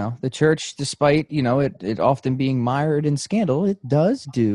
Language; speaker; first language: English; native; English